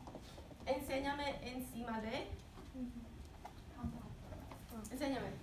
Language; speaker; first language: Spanish; non-native, fluent; English